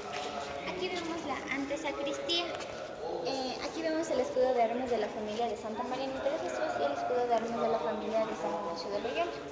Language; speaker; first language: Spanish; native; Spanish